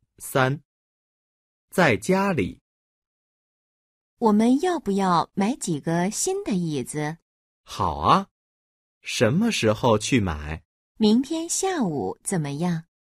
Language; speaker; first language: Chinese; non-native, fluent; Vietnamese